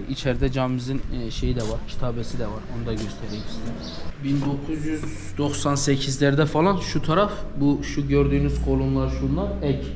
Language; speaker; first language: Turkish; native; Turkish